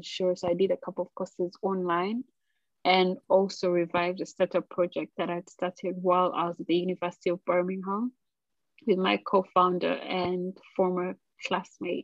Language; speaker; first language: English; non-native, local second language; Ganda